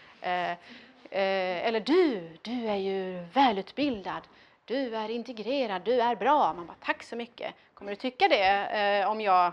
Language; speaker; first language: Swedish; early bilingual, other home language; Arabic